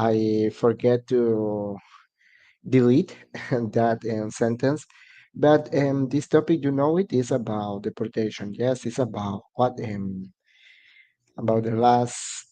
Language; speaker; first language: English; non-native, learner; Spanish